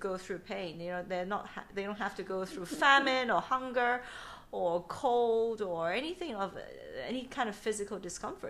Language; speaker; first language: English; non-native, local second language; Cantonese